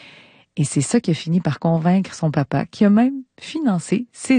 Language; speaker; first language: French; native; French